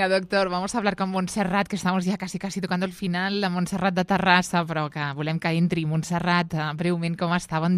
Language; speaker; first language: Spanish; non-native, local second language; Catalan